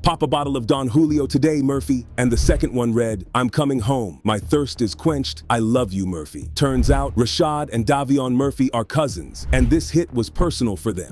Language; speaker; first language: English; native; English